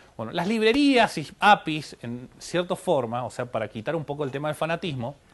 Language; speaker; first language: Spanish; native; Spanish